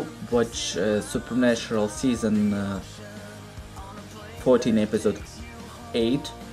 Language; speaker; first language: English; non-native, learner; Russian